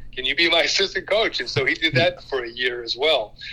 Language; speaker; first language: English; native; English